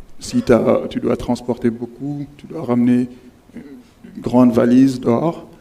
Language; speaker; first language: French; non-native, local second language; Wolof